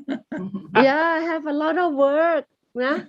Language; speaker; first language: English; non-native, learner; Thai